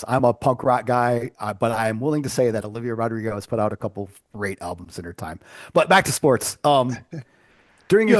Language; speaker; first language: English; native; English